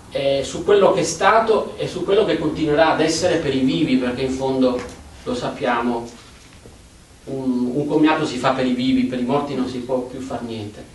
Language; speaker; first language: Italian; native; Italian